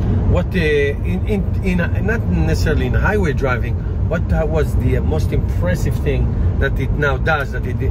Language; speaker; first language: English; non-native, fluent; Hebrew